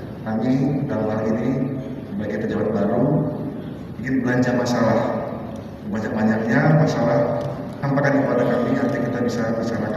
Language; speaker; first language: Indonesian; native; Indonesian